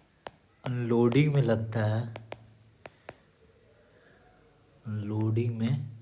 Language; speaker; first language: Hindi; native; Hindi